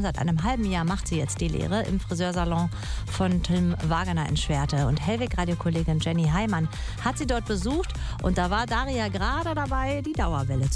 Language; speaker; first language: German; native; German